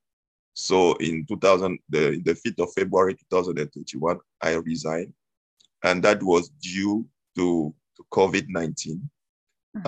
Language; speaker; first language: English; non-native, local second language; French